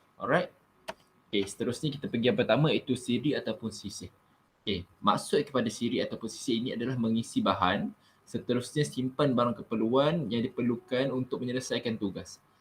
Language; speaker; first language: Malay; native; Malay